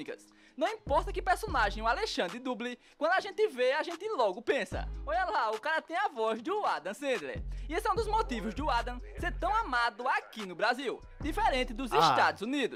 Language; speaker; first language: Portuguese; native; Portuguese